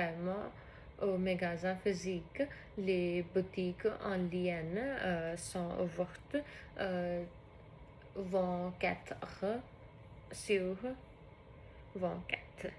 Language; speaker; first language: French; non-native, learner; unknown